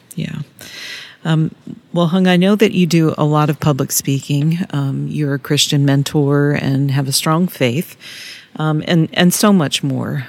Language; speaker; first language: English; native; English